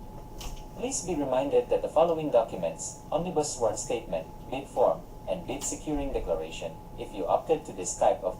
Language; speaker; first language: English; non-native, local second language; Cebuano